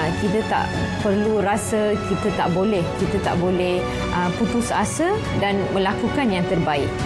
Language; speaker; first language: Malay; non-native, local second language; Tamil